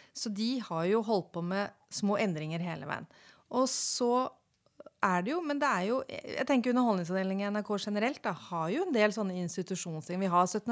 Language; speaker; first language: Norwegian; native; Norwegian